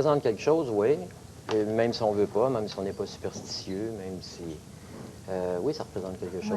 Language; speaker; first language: French; native; French